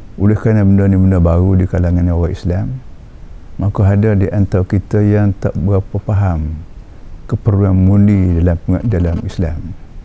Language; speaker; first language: Malay; native; Malay